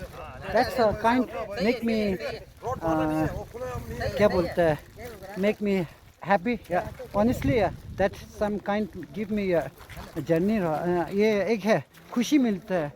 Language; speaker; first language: Hindi; non-native, local second language; Tibetan